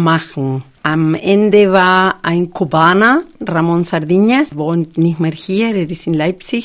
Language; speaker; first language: German; non-native, fluent; Spanish